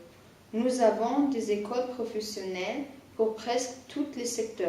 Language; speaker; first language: French; non-native, learner; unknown